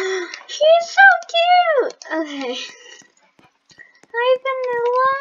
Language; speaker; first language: English; native; English